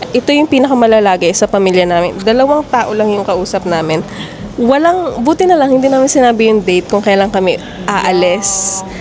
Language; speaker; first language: Filipino; native; Filipino